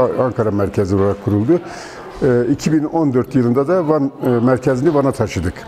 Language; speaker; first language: Turkish; native; Turkish